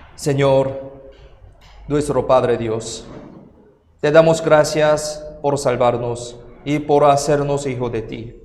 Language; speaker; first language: Spanish; non-native, fluent; Korean